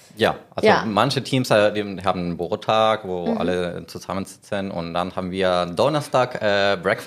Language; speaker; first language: German; non-native, learner; Spanish